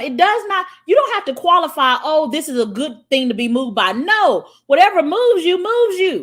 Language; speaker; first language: English; native; English